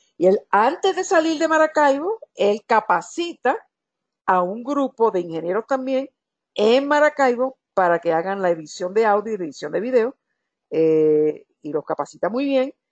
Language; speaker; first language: Spanish; native; Spanish